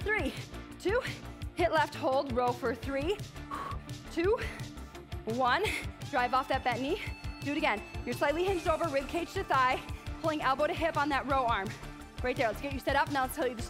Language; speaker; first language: English; native; English